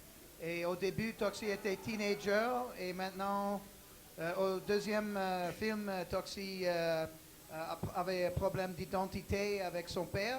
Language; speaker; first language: French; non-native, learner; English